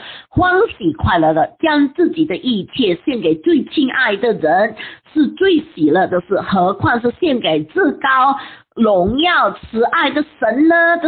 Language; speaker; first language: Chinese; native; Chinese